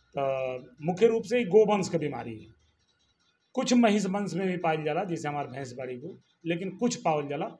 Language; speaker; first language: Hindi; native; Hindi